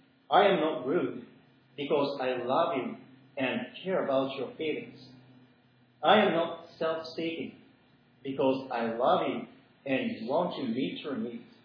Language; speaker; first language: English; early bilingual, other home language; Japanese